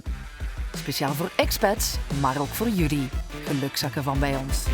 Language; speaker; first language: Dutch; native; Dutch